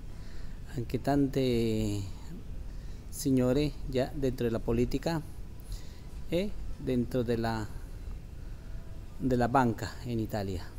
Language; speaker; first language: Italian; non-native, learner; Spanish